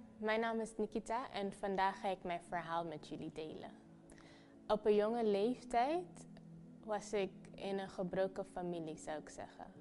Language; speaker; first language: Dutch; non-native, local second language; Papiamento